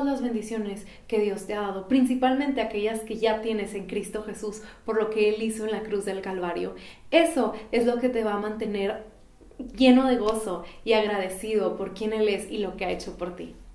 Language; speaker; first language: Spanish; native; Spanish